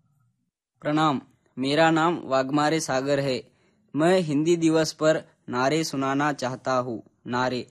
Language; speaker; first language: Hindi; non-native, local second language; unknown